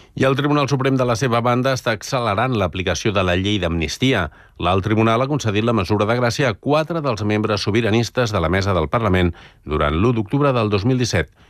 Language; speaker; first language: Catalan; native; Catalan